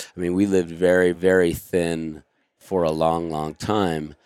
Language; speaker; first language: English; native; English